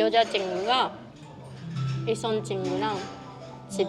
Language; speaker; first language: Korean; non-native, fluent; Japanese